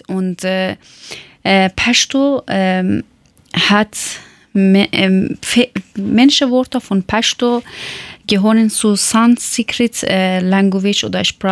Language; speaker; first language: German; non-native, learner; Persian